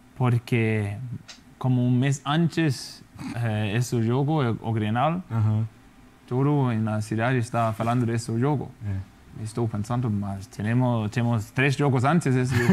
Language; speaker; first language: Spanish; non-native, fluent; Danish